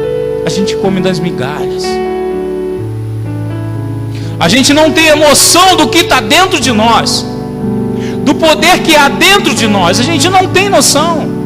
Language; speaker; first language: Portuguese; native; Portuguese